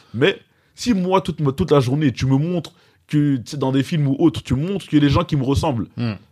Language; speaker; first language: French; native; French